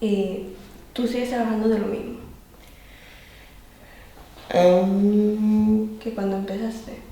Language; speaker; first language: Spanish; early bilingual, other home language; Polish